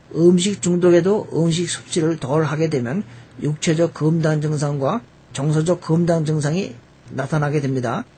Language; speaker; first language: Korean; native; Korean